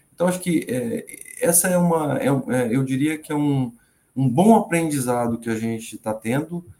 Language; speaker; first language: Portuguese; native; Portuguese